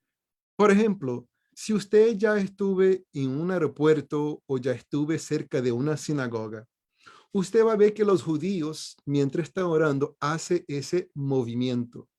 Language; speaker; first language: Spanish; non-native, fluent; Portuguese